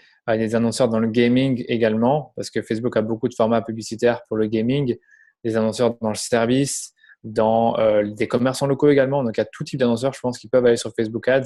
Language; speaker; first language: French; native; French